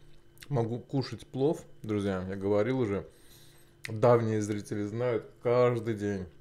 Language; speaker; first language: Russian; non-native, local second language; Azerbaijani